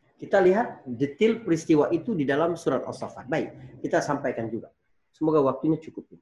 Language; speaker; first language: Indonesian; native; Indonesian